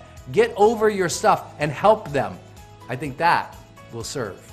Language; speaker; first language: English; native; English